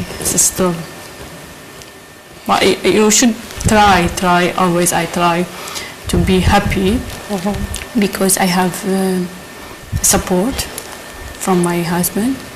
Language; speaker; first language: English; non-native, learner; Arabic